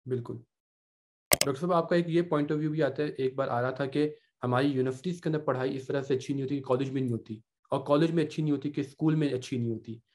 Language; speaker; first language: Urdu; native; Urdu